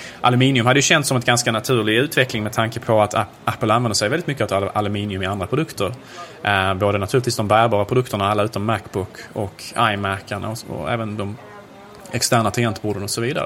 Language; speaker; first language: Swedish; native; Swedish